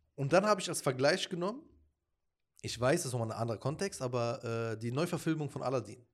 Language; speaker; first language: German; native; German